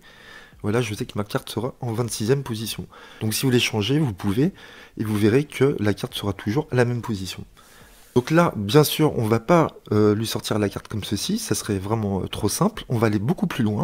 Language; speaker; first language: French; native; French